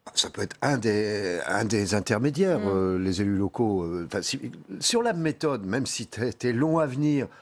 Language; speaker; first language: French; native; French